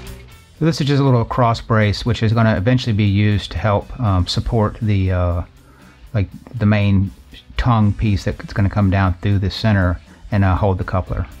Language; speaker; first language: English; native; English